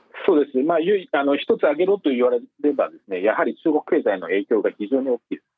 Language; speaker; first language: Japanese; native; Japanese